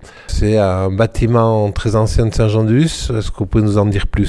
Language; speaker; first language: French; native; French